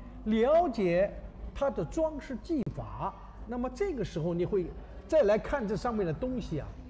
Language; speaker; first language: Chinese; native; Chinese